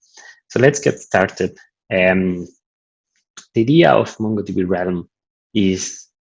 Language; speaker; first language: English; non-native, fluent; Italian